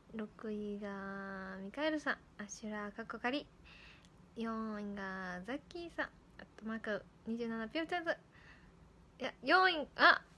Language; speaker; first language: Japanese; native; Japanese